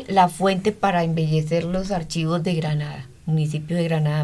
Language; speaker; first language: Spanish; native; Spanish